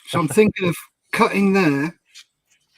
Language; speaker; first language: English; native; English